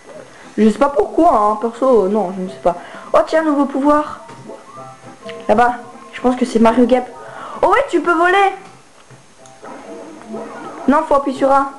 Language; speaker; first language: French; native; French